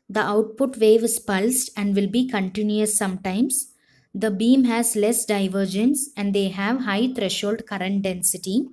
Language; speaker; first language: English; non-native, local second language; Tamil